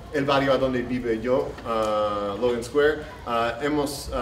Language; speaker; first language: Spanish; non-native, learner; English